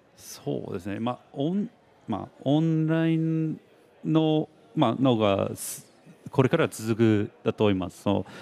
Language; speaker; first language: Japanese; non-native, fluent; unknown